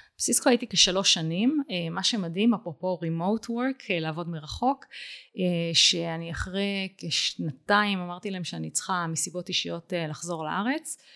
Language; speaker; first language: Hebrew; native; Hebrew